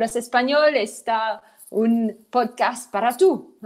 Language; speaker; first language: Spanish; non-native, learner; French